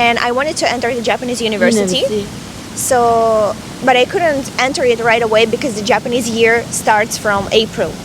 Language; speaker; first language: English; non-native, fluent; Russian